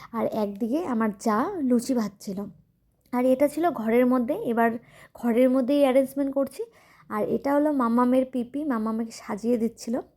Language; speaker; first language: Bangla; native; Bangla